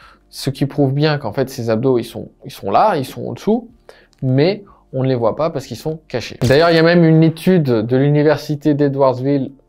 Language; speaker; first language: French; native; French